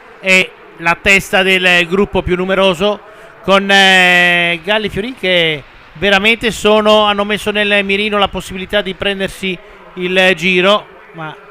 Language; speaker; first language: Italian; native; Italian